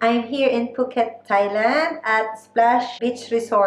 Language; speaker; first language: English; non-native, local second language; Filipino